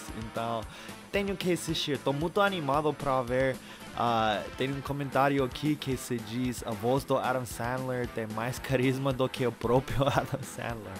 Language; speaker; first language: Portuguese; non-native, fluent; English